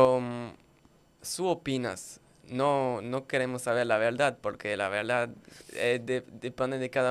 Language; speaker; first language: Spanish; non-native, learner; French